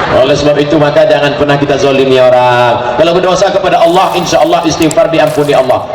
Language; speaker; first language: Indonesian; native; Indonesian